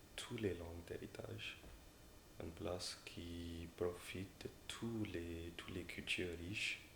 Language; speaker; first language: French; early bilingual, other home language; English